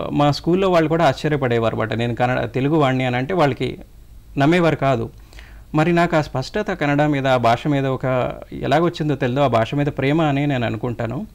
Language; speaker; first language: Telugu; native; Telugu